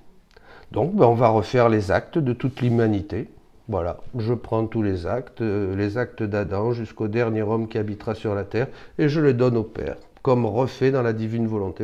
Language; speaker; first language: French; native; French